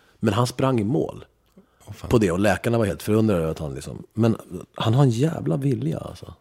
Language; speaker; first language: Swedish; early bilingual, other home language; Spanish